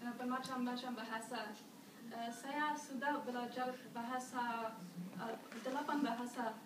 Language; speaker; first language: Indonesian; non-native, learner; German